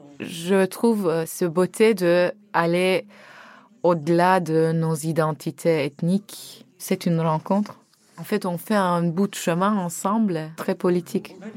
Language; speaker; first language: French; non-native, fluent; Turkish